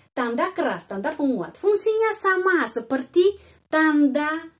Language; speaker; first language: Indonesian; non-native, fluent; Russian